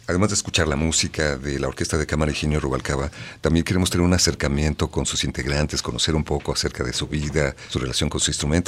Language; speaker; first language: Spanish; native; Spanish